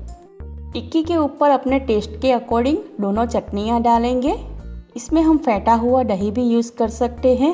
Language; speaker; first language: Hindi; non-native, local second language; Gujarati